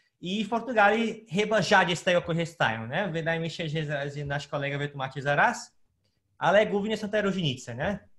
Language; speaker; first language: Polish; non-native, fluent; Portuguese